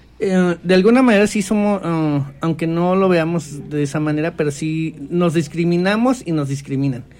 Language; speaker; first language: Spanish; non-native, local second language; Nahuatl languages